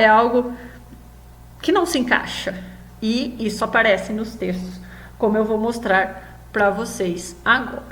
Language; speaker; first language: Portuguese; native; Portuguese